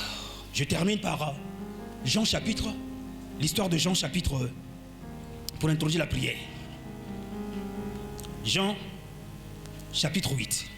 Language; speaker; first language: French; non-native, local second language; Lingala